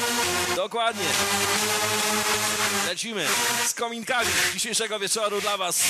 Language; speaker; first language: Polish; native; Polish